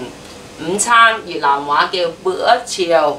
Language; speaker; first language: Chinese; non-native, fluent; Vietnamese